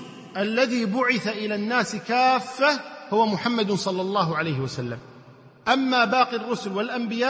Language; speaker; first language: Arabic; native; Arabic